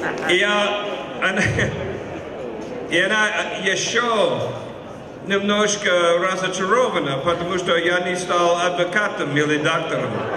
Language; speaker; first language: Russian; non-native, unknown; English